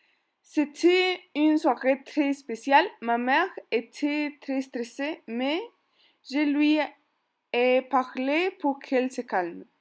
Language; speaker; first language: French; non-native, learner; Spanish